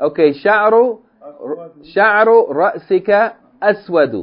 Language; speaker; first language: Arabic; non-native, fluent; English